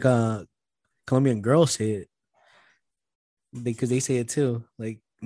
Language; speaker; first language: English; early bilingual, other home language; Spanish